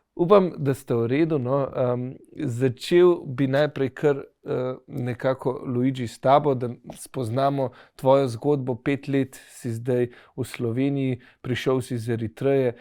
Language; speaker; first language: Slovenian; native; Slovenian